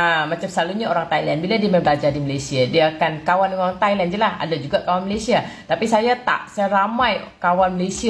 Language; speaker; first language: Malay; non-native, fluent; Thai